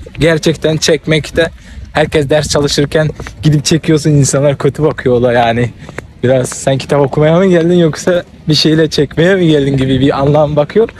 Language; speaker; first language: Turkish; non-native, fluent; Kyrgyz